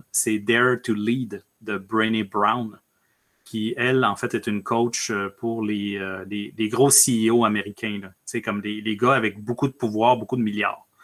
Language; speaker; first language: French; early bilingual, other home language; Spanish